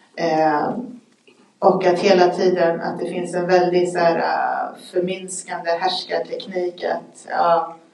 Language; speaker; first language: Swedish; native; Swedish